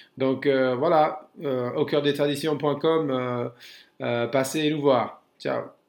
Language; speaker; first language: French; non-native, fluent; English